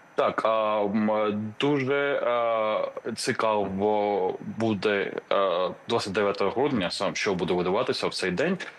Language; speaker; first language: Ukrainian; non-native, fluent; Georgian